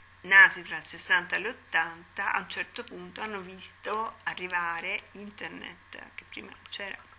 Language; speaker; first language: Italian; native; Italian